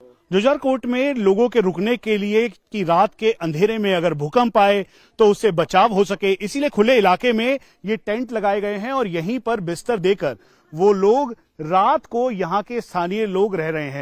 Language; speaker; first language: Hindi; native; Hindi